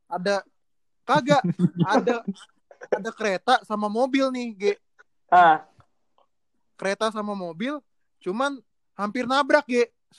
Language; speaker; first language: Indonesian; native; Indonesian